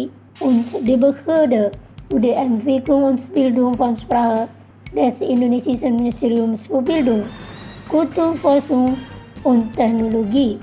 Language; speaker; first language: German; non-native, fluent; Indonesian